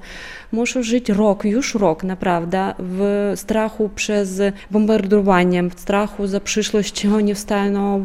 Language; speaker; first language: Polish; non-native, fluent; Ukrainian